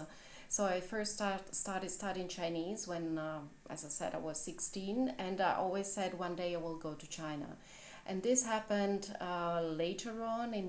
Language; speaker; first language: English; non-native, fluent; Italian